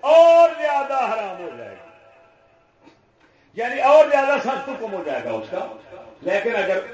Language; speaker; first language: Urdu; non-native, local second language; Punjabi